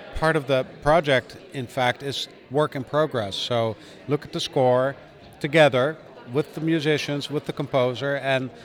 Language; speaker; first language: English; non-native, fluent; Dutch